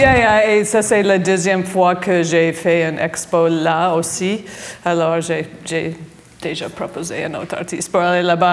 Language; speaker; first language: French; non-native, fluent; English